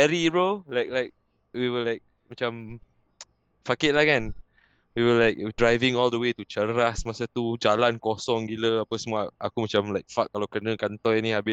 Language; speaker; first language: English; non-native, local second language; Malay